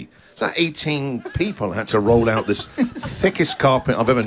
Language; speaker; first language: English; native; English